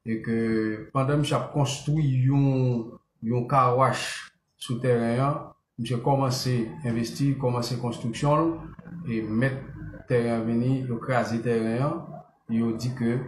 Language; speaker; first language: French; non-native, local second language; Haitian Creole